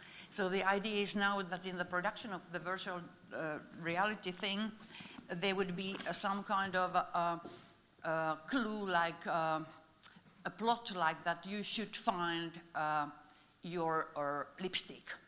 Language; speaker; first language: English; non-native, fluent; Finnish